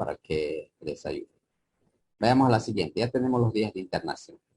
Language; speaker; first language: Spanish; native; Spanish